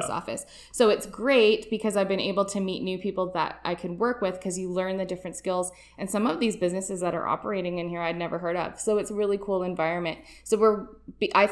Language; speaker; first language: English; native; English